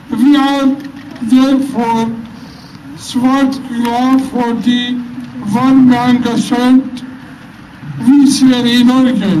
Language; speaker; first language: Norwegian; non-native, fluent; Arabic